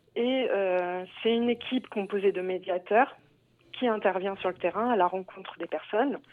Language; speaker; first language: French; native; French